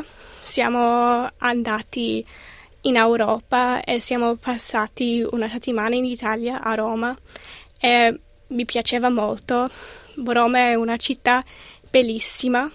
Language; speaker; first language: Italian; non-native, learner; English